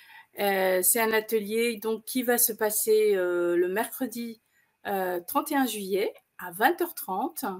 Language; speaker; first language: French; native; French